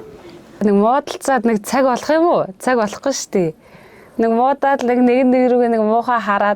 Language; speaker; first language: Mongolian; native; Mongolian